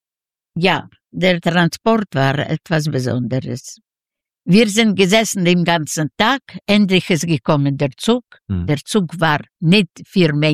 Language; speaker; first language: German; non-native, learner; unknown